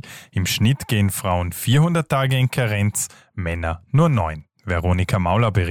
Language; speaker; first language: German; native; German